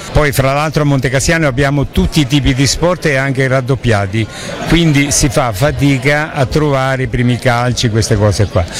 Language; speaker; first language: Italian; native; Italian